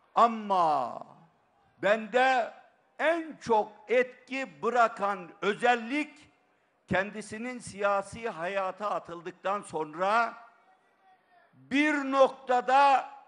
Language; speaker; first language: Turkish; native; Turkish